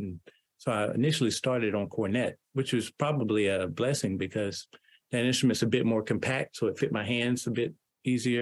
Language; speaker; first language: English; native; English